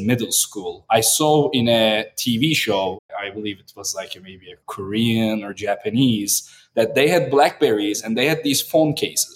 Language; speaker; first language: English; non-native, fluent; Turkish